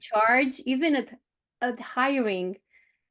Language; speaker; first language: English; non-native, fluent; Romanian